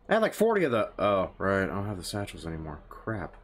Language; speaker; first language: English; native; English